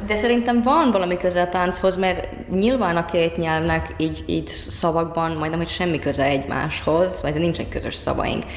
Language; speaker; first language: Hungarian; non-native, fluent; Finnish